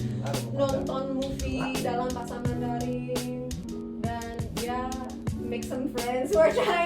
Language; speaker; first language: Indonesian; non-native, fluent; English